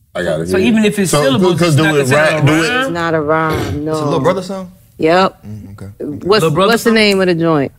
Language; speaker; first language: English; native; English